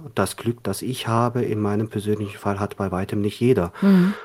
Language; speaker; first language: German; early bilingual, other home language; Korean